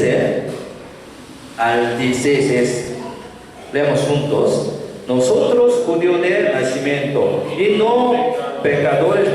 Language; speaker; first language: Spanish; non-native, learner; Korean